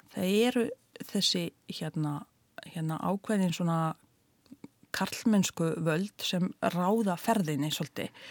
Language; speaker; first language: Icelandic; non-native, fluent; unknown